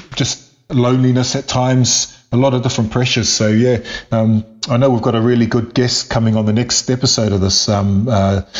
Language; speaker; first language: English; native; English